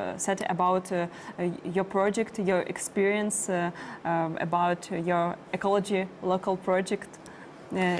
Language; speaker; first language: English; non-native, learner; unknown